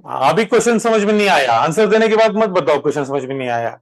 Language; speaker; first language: Hindi; non-native, local second language; Marathi